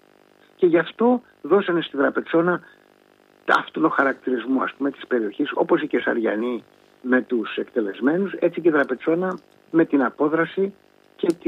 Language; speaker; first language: Greek; native; Greek